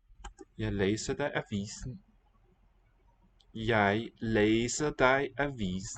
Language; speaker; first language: Danish; non-native, learner; English